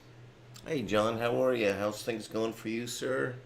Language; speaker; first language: English; native; English